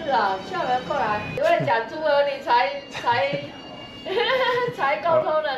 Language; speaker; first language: Chinese; native; Chinese